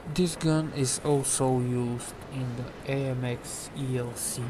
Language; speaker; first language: English; non-native, fluent; Bulgarian